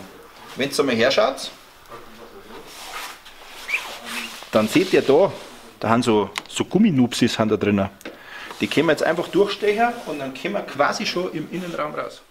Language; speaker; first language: German; native; German